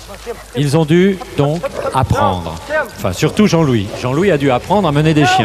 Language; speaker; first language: French; native; French